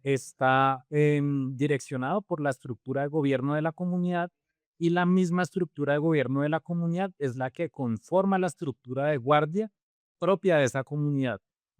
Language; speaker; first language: Spanish; native; Spanish